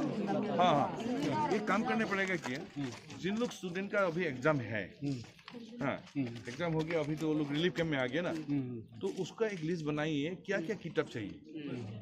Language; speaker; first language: Hindi; non-native, local second language; Assamese